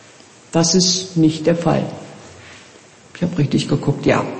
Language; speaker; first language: German; native; German